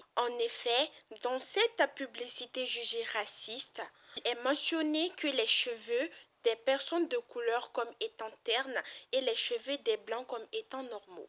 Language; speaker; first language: French; non-native, local second language; Bambara